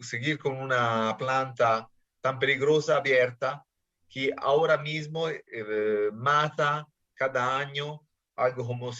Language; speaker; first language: Spanish; non-native, fluent; Italian